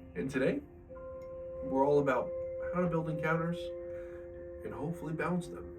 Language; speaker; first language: English; native; English